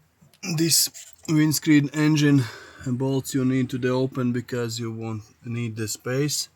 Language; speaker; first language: English; non-native, learner; Latvian